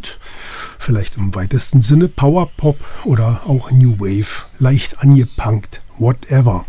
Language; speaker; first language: German; native; German